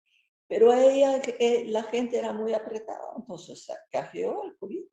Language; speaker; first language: Spanish; non-native, fluent; Swedish